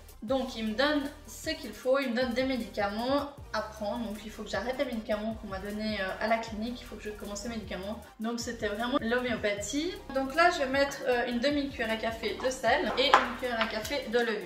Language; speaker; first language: French; native; French